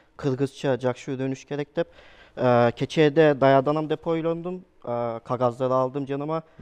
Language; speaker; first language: Kyrgyz; non-native, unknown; Turkish